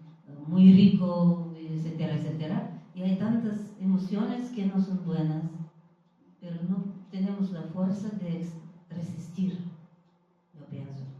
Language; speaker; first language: Spanish; non-native, fluent; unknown